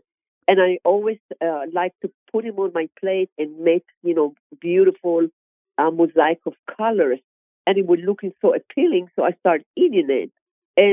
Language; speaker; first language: English; non-native, learner; Hebrew